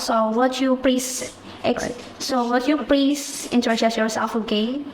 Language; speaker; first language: English; non-native, fluent; Indonesian